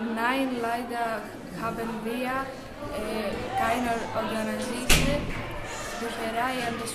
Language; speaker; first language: German; non-native, learner; Greek